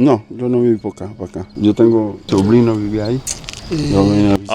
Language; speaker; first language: Spanish; non-native, learner; Haitian Creole